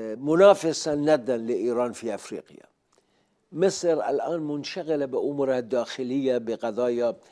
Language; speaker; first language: Arabic; non-native, fluent; Persian